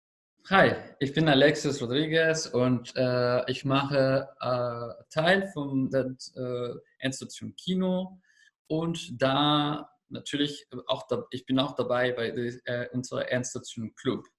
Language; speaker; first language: German; non-native, learner; Spanish